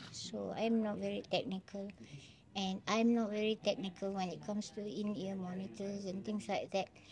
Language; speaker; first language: English; non-native, local second language; Malay